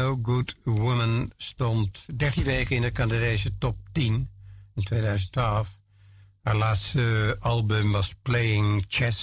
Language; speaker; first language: Dutch; native; Dutch